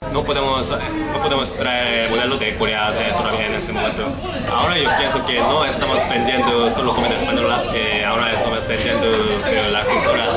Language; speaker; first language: Spanish; non-native, fluent; Korean